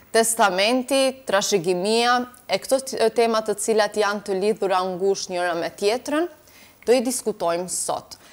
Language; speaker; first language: Albanian; native; Albanian